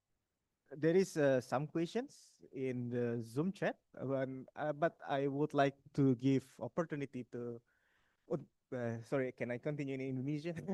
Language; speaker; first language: English; non-native, fluent; Indonesian